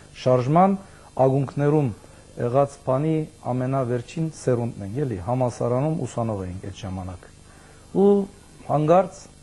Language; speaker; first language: Armenian; early bilingual, heritage; Armenian